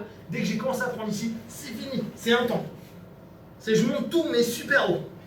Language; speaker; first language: French; native; French